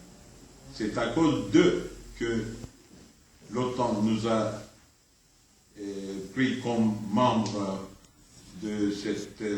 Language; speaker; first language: French; non-native, fluent; Turkish